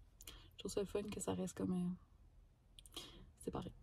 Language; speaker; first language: French; native; French